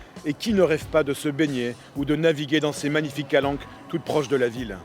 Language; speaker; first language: French; native; French